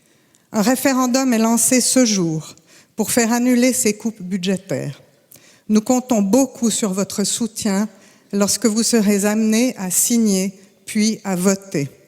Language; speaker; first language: French; native; French